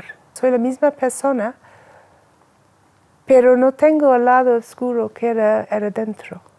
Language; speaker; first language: Spanish; non-native, fluent; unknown